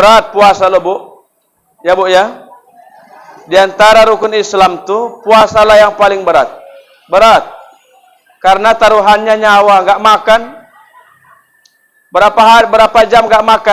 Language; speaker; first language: Indonesian; native; Indonesian